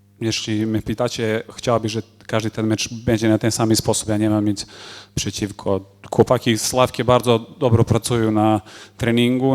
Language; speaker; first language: Polish; non-native, fluent; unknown